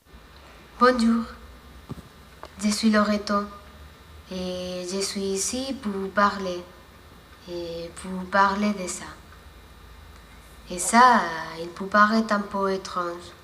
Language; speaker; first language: French; non-native, fluent; Spanish